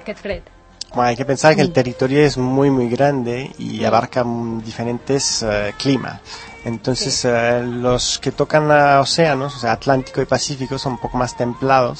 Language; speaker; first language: Spanish; early bilingual, heritage; Spanish